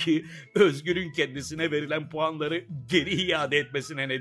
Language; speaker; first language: Turkish; native; Turkish